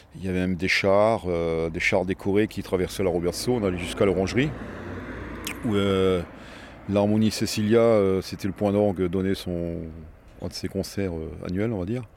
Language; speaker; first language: French; native; French